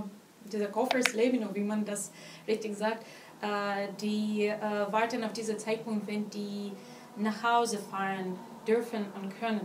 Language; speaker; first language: German; non-native, learner; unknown